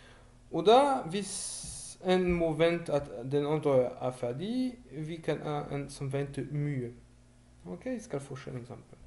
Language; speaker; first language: Norwegian; non-native, learner; French